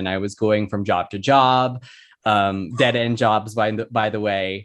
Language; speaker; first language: English; native; English